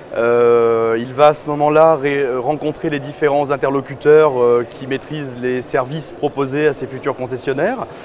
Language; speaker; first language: French; native; French